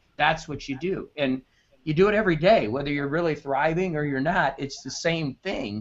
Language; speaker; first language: English; native; English